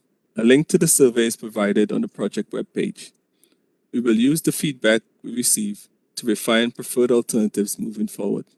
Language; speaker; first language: English; native; English